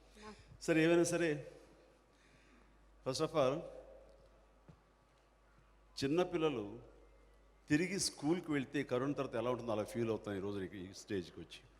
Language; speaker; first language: Telugu; native; Telugu